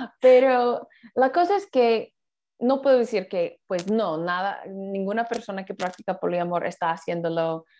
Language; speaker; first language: Spanish; non-native, fluent; English